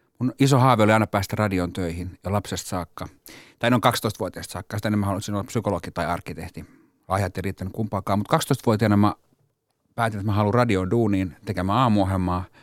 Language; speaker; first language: Finnish; native; Finnish